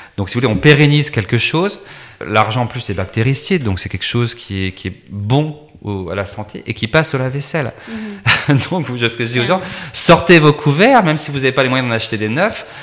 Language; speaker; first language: French; native; French